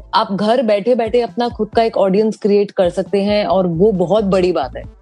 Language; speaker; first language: Hindi; non-native, local second language; Tamil